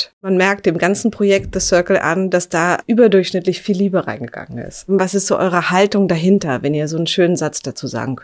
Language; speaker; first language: German; native; German